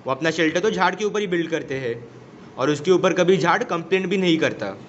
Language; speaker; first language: Hindi; non-native, local second language; Marathi